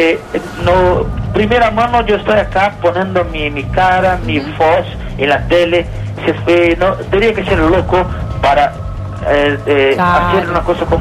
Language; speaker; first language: Spanish; non-native, learner; Portuguese